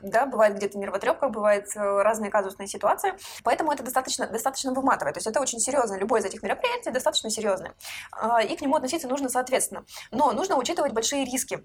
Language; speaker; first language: Russian; native; Russian